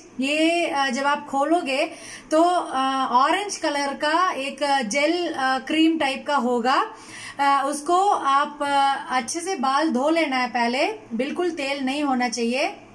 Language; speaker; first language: Hindi; non-native, local second language; Tamil